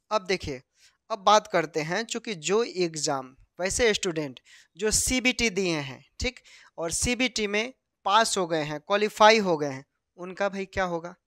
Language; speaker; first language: Hindi; native; Hindi